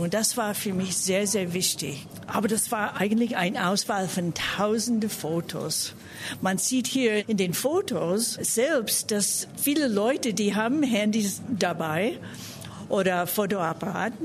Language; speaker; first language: German; non-native, fluent; English